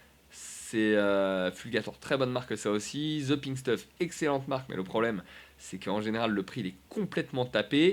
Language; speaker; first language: French; native; French